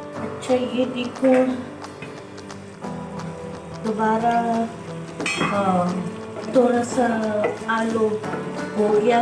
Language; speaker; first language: Hindi; non-native, learner; Filipino